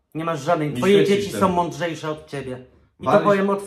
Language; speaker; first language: Polish; native; Polish